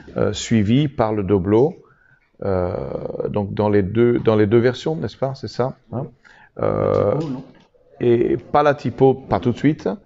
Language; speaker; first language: French; native; French